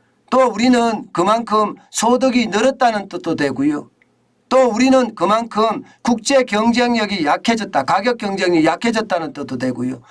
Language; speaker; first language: Korean; native; Korean